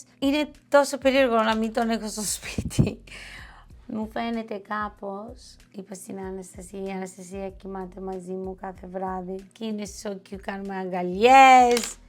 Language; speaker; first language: Greek; early bilingual, heritage; Greek